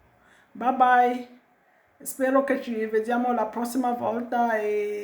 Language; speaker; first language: Italian; non-native, learner; French